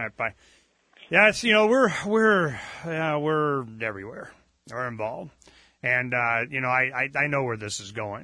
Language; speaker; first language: English; native; English